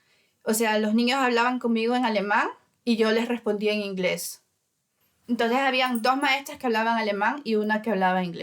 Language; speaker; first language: Spanish; early bilingual, heritage; Spanish